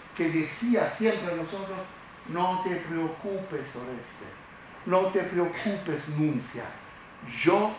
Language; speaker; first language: Spanish; non-native, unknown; Italian